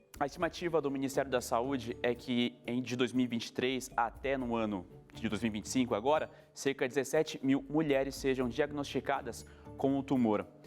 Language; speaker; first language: Portuguese; native; Portuguese